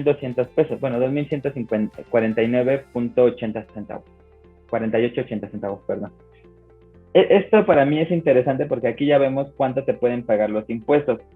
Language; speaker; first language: Spanish; native; Spanish